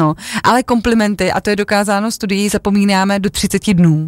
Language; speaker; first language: Czech; native; Czech